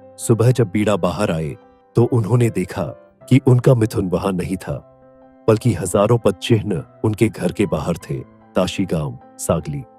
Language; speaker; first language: Hindi; non-native, local second language; Nyishi